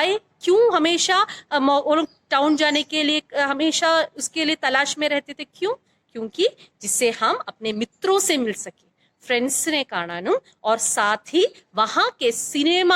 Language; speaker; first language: Hindi; non-native, fluent; Malayalam